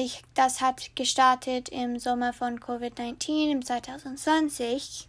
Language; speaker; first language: German; non-native, learner; English